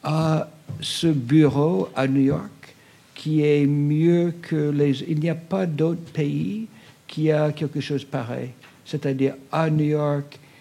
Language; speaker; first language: French; non-native, fluent; English